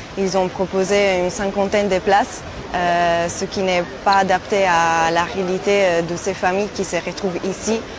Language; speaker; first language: French; native; French